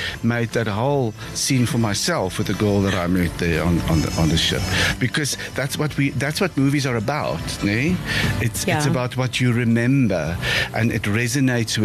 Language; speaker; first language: English; non-native, local second language; Afrikaans